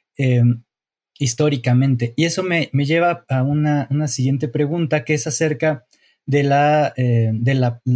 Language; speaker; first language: Spanish; native; Spanish